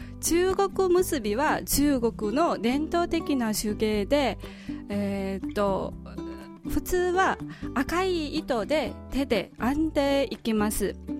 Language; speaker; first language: Japanese; non-native, fluent; Chinese